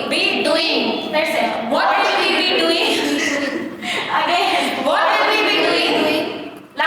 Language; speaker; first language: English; non-native, local second language; Hindi